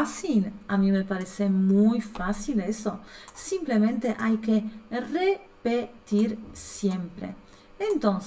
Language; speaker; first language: Spanish; non-native, fluent; Polish